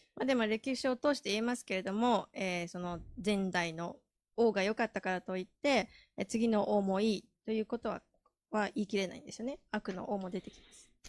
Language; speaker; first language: Japanese; native; Japanese